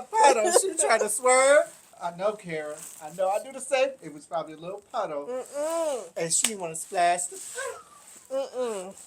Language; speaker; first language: English; native; English